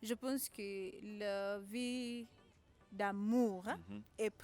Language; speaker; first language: French; non-native, fluent; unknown